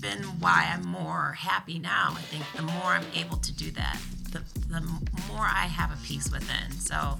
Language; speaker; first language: English; native; English